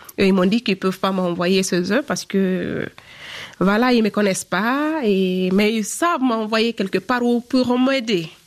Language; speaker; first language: French; non-native, local second language; Fula